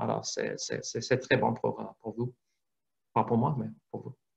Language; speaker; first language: French; non-native, fluent; English